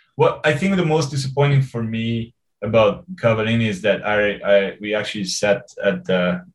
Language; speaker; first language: English; non-native, fluent; Hungarian